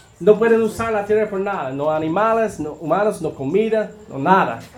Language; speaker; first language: Spanish; non-native, learner; English